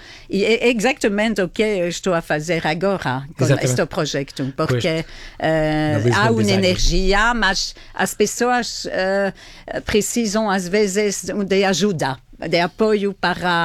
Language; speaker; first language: Portuguese; non-native, learner; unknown